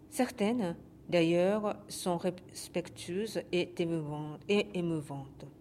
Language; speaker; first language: French; non-native, fluent; Japanese